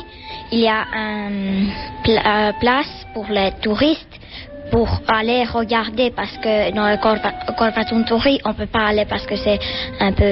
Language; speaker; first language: French; non-native, learner; Finnish